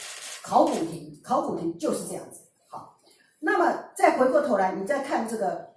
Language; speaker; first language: Chinese; native; Chinese